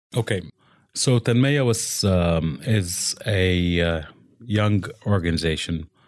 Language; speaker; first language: English; non-native, local second language; Arabic